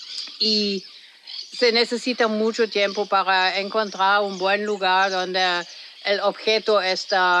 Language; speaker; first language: Spanish; non-native, fluent; German